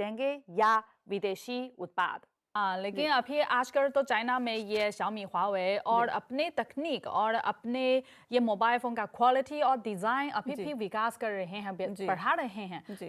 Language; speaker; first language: Hindi; non-native, fluent; Chinese